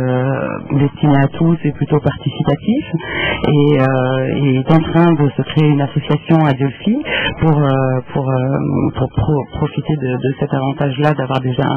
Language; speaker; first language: French; native; French